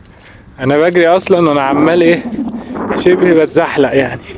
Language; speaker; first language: Arabic; native; Arabic